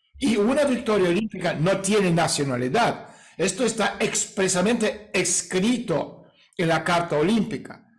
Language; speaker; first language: Spanish; non-native, fluent; Russian